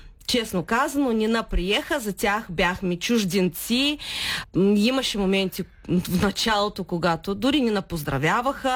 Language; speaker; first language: Bulgarian; early bilingual, heritage; Bulgarian